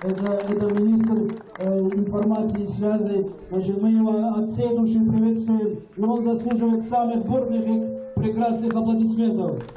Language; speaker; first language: Russian; non-native, local second language; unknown